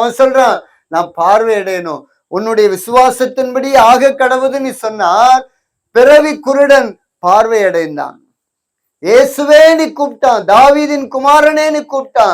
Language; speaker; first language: Tamil; native; Tamil